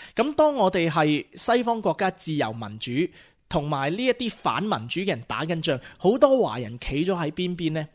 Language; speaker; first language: Cantonese; early bilingual, heritage; Cantonese